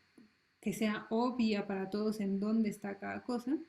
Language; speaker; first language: Spanish; native; Spanish